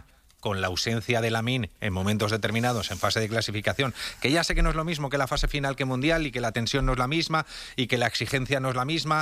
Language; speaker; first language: Spanish; native; Spanish